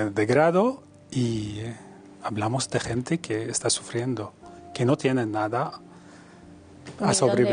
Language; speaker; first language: Spanish; non-native, fluent; Arabic